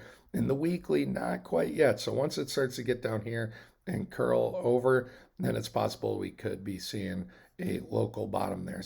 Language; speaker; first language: English; native; English